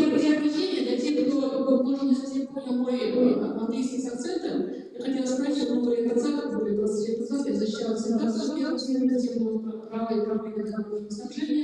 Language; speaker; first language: Russian; native; Russian